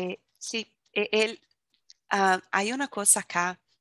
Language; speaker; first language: Spanish; non-native, fluent; Portuguese